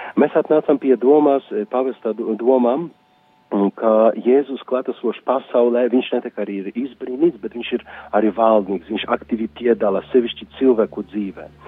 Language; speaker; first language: Latvian; non-native, fluent; Polish